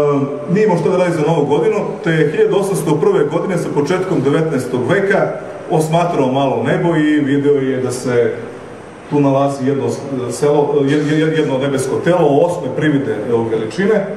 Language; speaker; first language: Serbian; native; Serbian